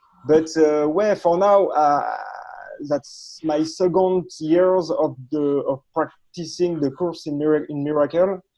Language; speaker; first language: English; non-native, learner; French